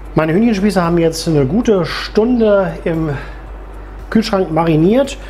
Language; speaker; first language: German; native; German